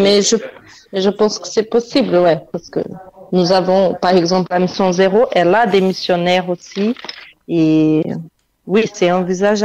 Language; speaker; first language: French; non-native, fluent; Portuguese